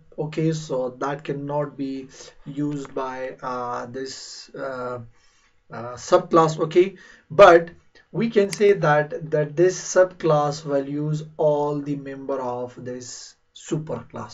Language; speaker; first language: English; non-native, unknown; Persian